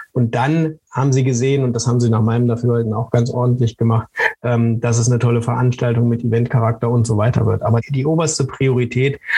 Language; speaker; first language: German; native; German